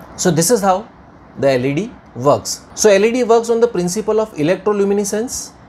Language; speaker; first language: English; non-native, local second language; Gujarati